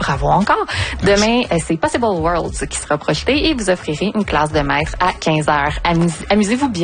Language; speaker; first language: French; native; French